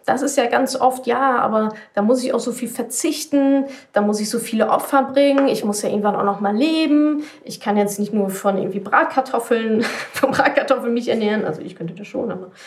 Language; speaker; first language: German; native; German